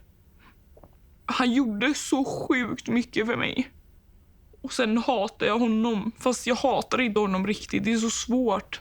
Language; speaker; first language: Swedish; native; Swedish